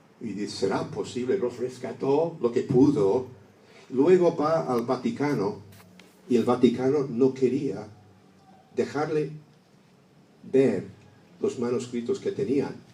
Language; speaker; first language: Spanish; non-native, fluent; English